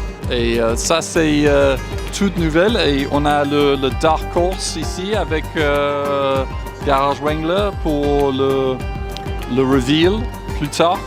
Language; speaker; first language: French; non-native, fluent; English